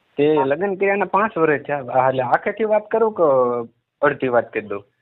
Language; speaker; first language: Gujarati; native; Gujarati